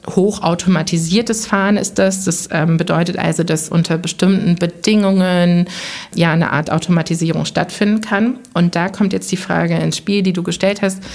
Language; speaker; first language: German; early bilingual, other home language; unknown